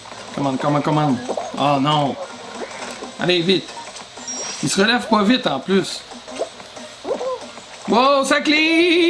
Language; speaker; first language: French; native; French